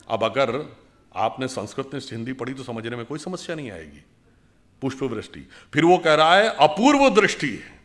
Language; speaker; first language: Hindi; native; Hindi